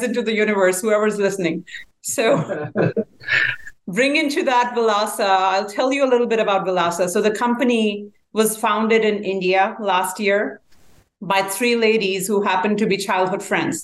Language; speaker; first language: English; non-native, local second language; Hindi